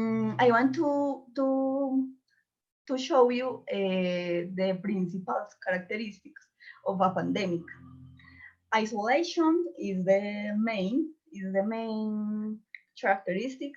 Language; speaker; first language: English; non-native, learner; Spanish